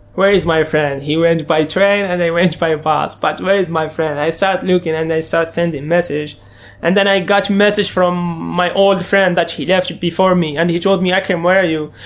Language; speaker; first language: English; non-native, fluent; Arabic